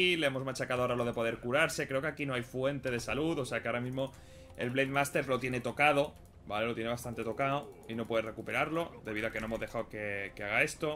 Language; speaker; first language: Spanish; native; Spanish